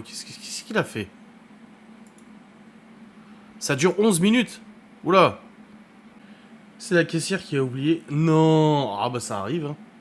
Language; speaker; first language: French; native; French